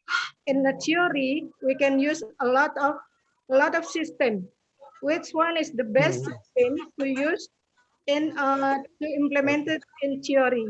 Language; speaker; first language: English; non-native, learner; Indonesian